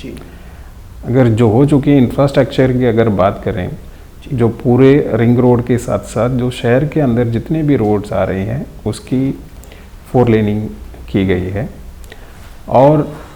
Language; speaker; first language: Hindi; non-native, local second language; Tamil